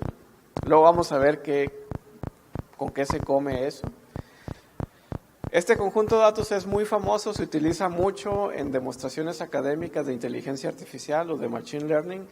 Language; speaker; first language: Spanish; native; Spanish